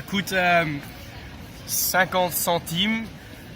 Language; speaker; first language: French; non-native, learner; Dutch